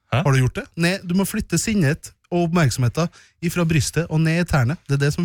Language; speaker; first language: Norwegian; native; Norwegian